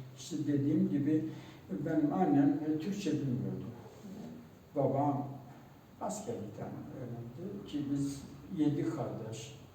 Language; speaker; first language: Turkish; non-native, local second language; Kurdish